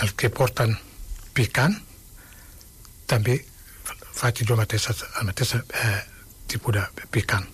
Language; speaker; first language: Catalan; non-native, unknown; Wolof